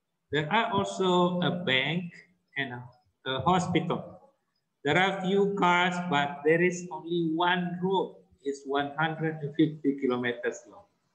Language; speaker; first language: English; non-native, fluent; Indonesian